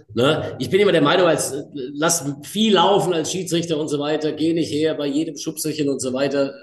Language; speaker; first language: German; native; German